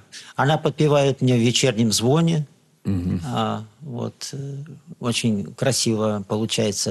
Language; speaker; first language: Russian; native; Russian